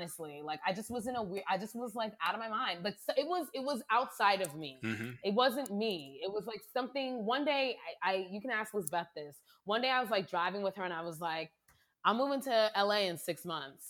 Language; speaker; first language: English; native; English